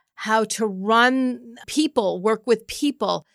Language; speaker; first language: English; native; English